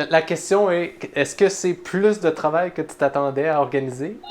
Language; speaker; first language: French; native; French